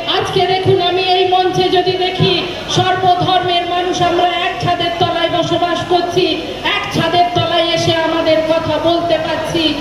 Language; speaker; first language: Bangla; non-native, local second language; Santali